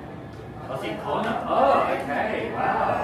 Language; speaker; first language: Indonesian; non-native, fluent; English